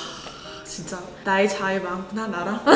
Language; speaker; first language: Korean; non-native, fluent; Thai